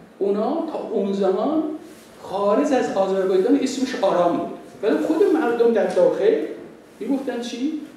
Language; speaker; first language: Persian; non-native, local second language; Azerbaijani